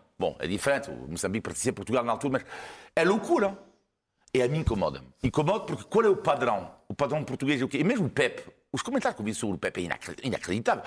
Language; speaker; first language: Portuguese; non-native, fluent; French